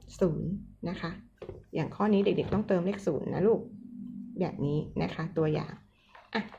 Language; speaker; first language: Thai; native; Thai